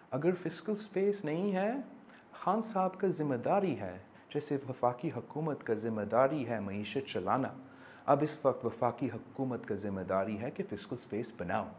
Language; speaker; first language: Urdu; non-native, local second language; English